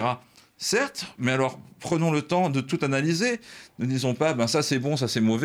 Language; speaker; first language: French; native; French